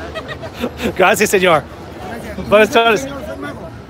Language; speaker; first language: Spanish; non-native, learner; English